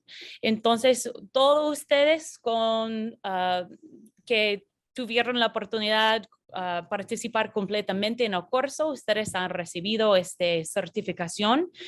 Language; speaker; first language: Spanish; non-native, fluent; English